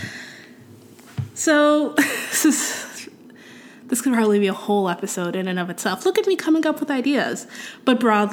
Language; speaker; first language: English; native; English